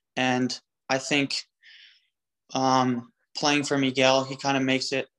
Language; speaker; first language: English; native; English